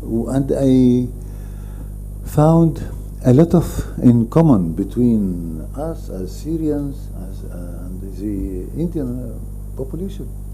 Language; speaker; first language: English; non-native, fluent; Arabic